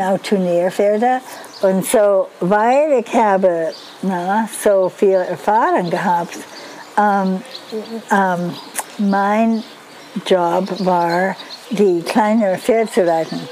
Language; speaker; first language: German; non-native, learner; English